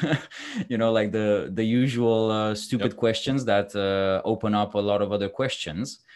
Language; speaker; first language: English; non-native, fluent; Romanian